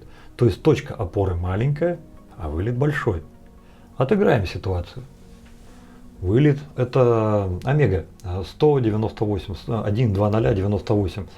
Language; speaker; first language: Russian; native; Russian